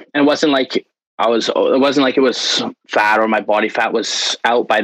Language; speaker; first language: English; native; English